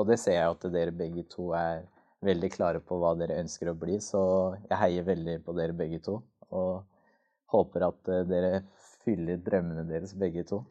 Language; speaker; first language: Norwegian; native; Norwegian